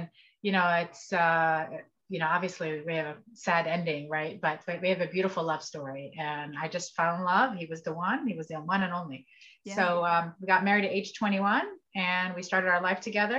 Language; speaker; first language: English; early bilingual, other home language; Arabic